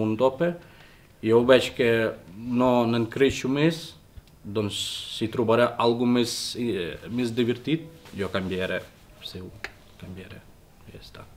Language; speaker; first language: Catalan; non-native, learner; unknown